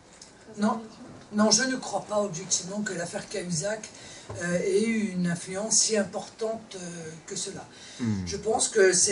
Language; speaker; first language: French; native; French